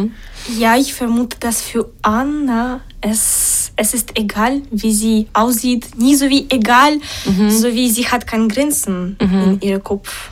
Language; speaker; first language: German; non-native, learner; Ukrainian